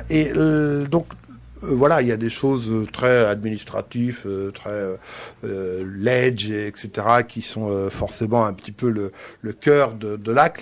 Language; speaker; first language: French; native; French